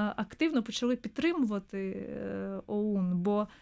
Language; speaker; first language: Ukrainian; native; Ukrainian